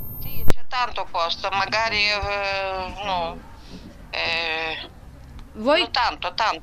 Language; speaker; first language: Italian; non-native, learner; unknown